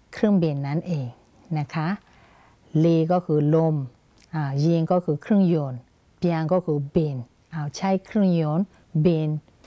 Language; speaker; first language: Thai; non-native, fluent; Burmese